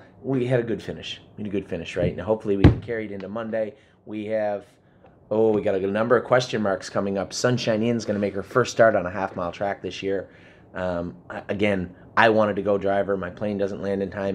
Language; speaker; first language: English; native; English